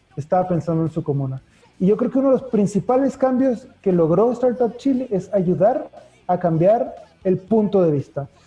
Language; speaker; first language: Spanish; native; Spanish